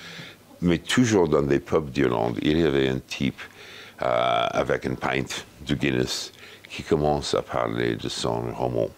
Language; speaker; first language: French; non-native, fluent; English